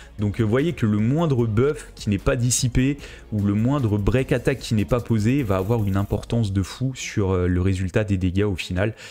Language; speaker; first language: French; native; French